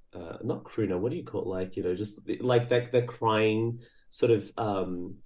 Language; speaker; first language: English; early bilingual, other home language; Portuguese